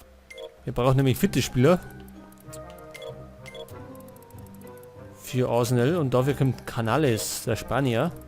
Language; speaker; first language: German; native; German